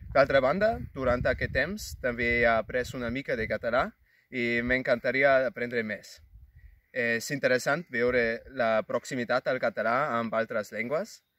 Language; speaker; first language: Catalan; non-native, learner; German